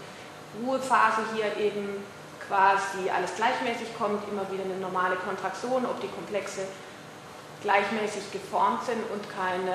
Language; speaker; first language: German; native; German